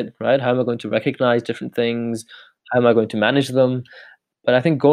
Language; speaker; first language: English; native; English